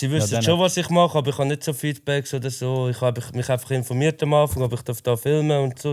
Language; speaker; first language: German; native; German